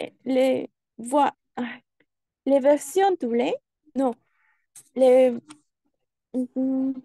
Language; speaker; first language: French; non-native, learner; Spanish